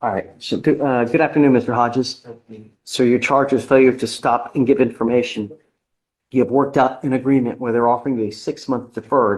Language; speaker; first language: English; native; English